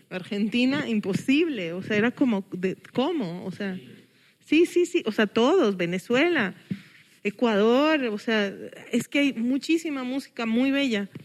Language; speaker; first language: Spanish; early bilingual, heritage; English